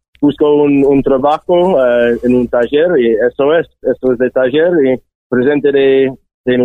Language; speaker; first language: Spanish; non-native, learner; English